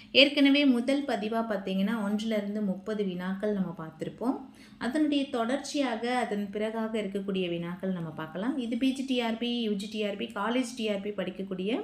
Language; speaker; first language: Tamil; native; Tamil